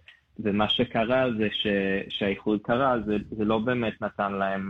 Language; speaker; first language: Hebrew; non-native, fluent; English